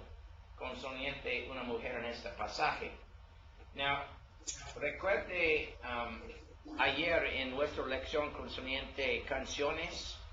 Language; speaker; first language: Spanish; non-native, learner; English